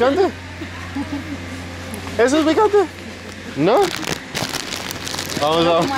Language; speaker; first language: Spanish; non-native, learner; English